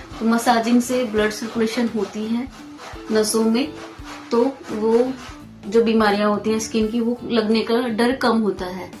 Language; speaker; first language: Hindi; native; Hindi